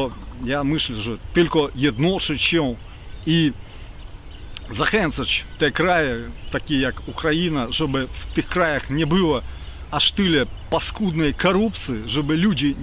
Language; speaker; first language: Polish; non-native, fluent; Ukrainian